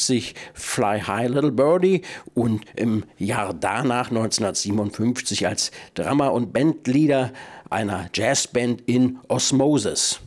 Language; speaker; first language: German; native; German